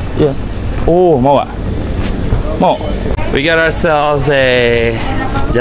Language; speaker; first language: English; non-native, fluent; Indonesian